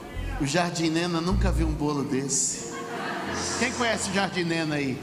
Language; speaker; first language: Portuguese; native; Portuguese